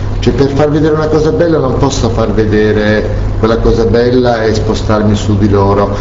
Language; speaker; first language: Italian; non-native, fluent; Turkish